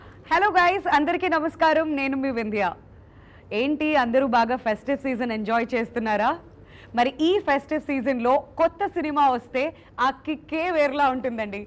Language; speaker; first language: Telugu; native; Telugu